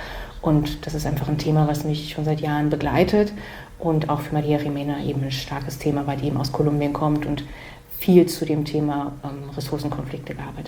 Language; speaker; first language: German; native; German